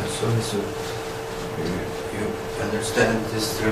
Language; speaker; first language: English; non-native, learner; Korean